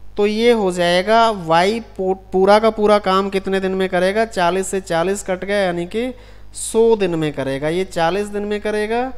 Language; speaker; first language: Hindi; non-native, local second language; Punjabi